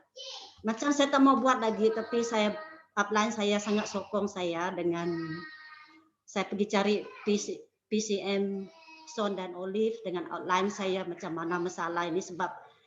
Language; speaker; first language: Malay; non-native, local second language; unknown